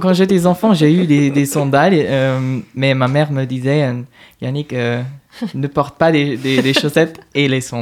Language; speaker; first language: French; non-native, fluent; German